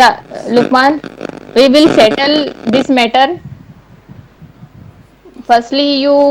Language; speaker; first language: English; non-native, learner; Hindi